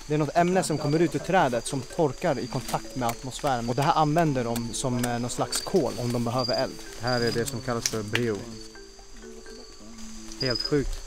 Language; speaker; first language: Swedish; native; Swedish